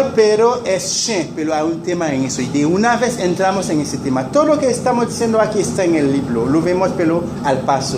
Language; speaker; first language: Spanish; non-native, fluent; Haitian Creole